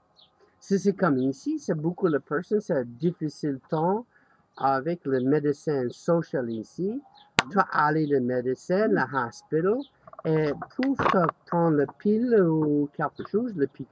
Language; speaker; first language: French; non-native, learner; English